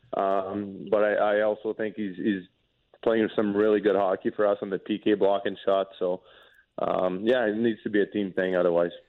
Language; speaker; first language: English; non-native, fluent; French